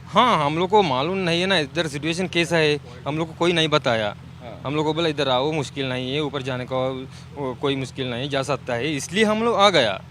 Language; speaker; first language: Hindi; non-native, learner; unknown